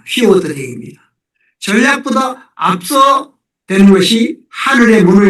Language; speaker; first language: Korean; native; Korean